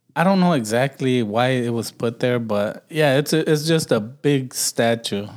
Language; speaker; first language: English; native; English